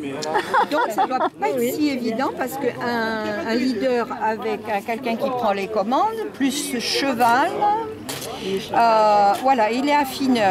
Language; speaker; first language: French; native; French